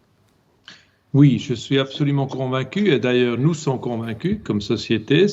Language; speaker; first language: French; non-native, local second language; German